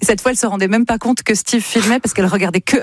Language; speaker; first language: French; native; French